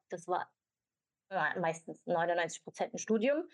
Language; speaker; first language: German; early bilingual, other home language; Albanian